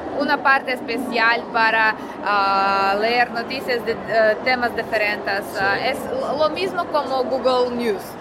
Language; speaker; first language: Spanish; non-native, learner; Russian